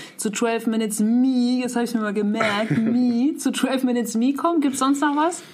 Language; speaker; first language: German; native; German